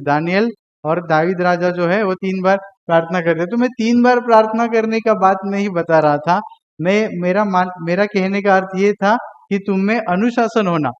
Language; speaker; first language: Hindi; non-native, local second language; Marathi